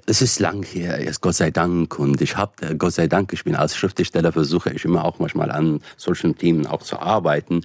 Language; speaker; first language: German; non-native, fluent; Arabic